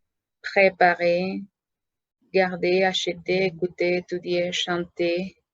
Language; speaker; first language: French; non-native, fluent; Spanish